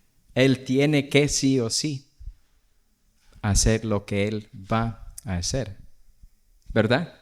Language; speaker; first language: Spanish; non-native, fluent; English